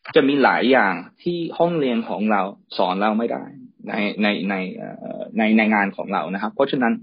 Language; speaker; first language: Thai; early bilingual, heritage; Thai